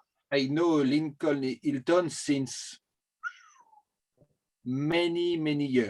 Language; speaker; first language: English; non-native, learner; French